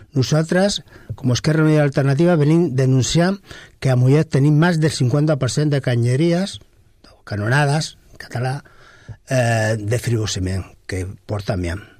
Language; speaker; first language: Catalan; non-native, local second language; Spanish